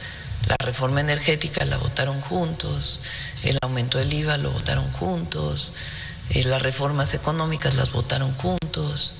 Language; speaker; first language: Spanish; native; Spanish